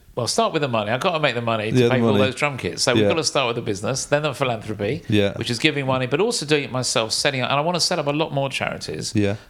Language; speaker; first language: English; native; English